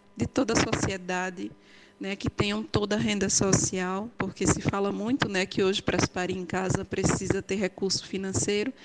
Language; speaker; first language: Portuguese; native; Portuguese